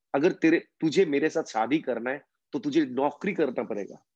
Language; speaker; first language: Hindi; non-native, local second language; Bangla